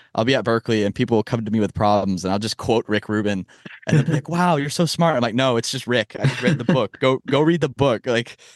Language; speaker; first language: English; native; English